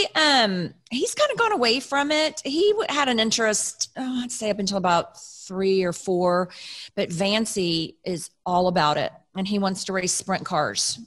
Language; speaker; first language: English; native; English